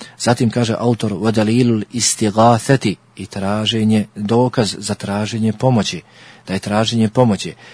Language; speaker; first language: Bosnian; native; Bosnian